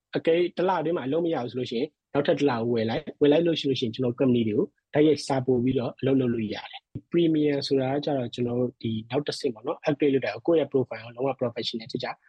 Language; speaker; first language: Burmese; native; Burmese